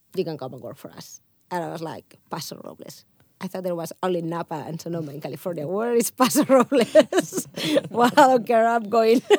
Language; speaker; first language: English; non-native, fluent; Catalan